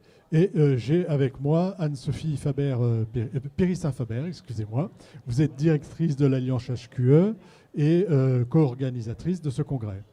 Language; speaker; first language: French; native; French